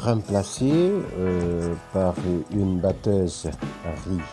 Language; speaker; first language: French; non-native, fluent; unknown